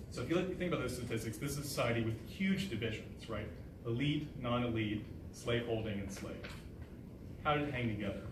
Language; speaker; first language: English; native; English